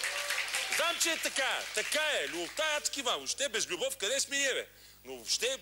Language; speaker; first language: Bulgarian; native; Bulgarian